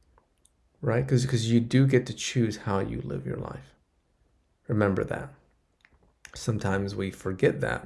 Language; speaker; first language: English; native; English